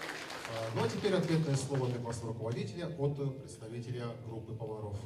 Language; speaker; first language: Russian; native; Russian